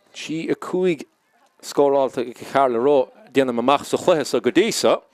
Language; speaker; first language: Irish; native; Irish